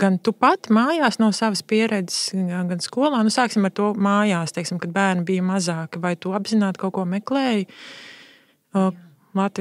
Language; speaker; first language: Latvian; native; Latvian